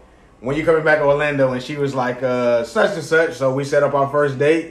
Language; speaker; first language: English; native; English